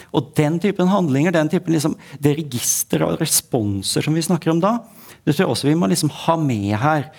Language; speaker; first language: Norwegian; native; Norwegian